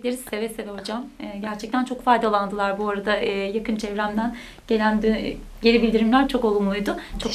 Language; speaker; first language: Turkish; native; Turkish